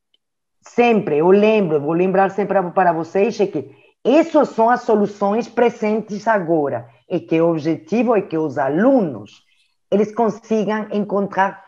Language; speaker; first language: Portuguese; non-native, learner; French